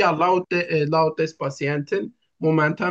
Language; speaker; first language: German; non-native, learner; Turkish